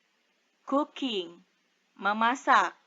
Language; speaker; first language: English; non-native, fluent; Indonesian